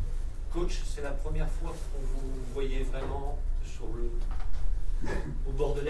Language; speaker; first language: French; native; French